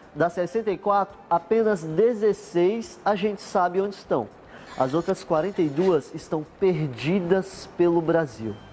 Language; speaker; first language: Portuguese; native; Portuguese